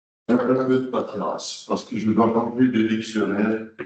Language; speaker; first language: French; non-native, local second language; Dutch